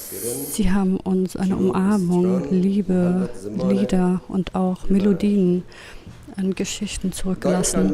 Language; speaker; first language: German; non-native, fluent; Kurdish